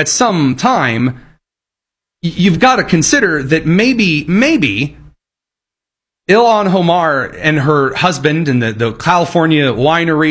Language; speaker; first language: English; native; English